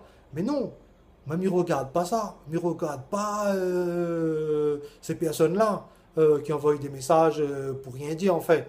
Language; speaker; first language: French; non-native, local second language; Réunion Creole French